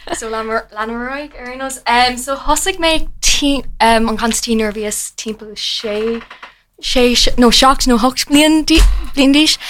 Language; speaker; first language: Irish; non-native, local second language; English